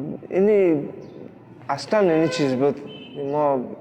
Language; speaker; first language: Persian; non-native, learner; Pashto